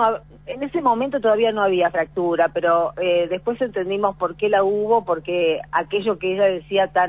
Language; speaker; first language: Spanish; native; Spanish